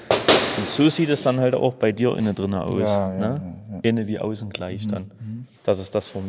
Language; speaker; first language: German; native; German